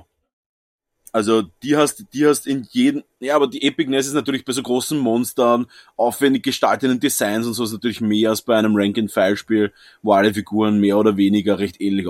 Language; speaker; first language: German; native; German